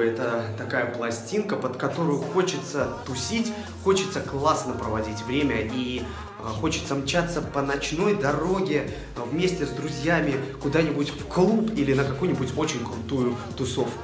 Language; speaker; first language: Russian; native; Russian